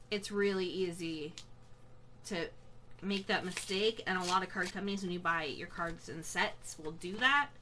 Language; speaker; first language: English; native; English